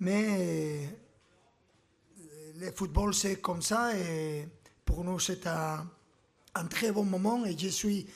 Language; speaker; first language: French; non-native, learner; Spanish